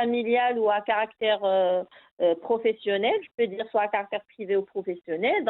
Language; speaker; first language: French; non-native, local second language; Arabic